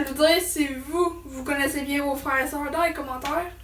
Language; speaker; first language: French; native; French